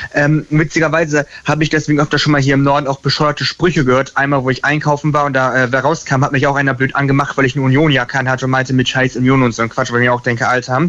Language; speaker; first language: German; native; German